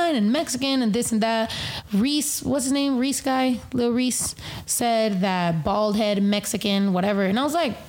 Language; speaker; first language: English; early bilingual, other home language; Spanish